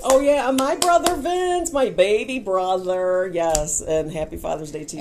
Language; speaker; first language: English; native; English